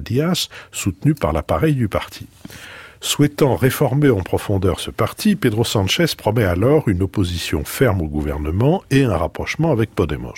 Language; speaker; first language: French; native; French